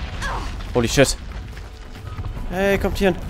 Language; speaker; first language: German; native; German